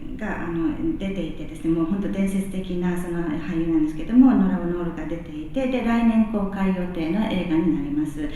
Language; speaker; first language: Japanese; native; Japanese